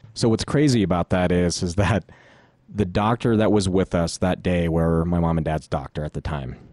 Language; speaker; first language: English; native; English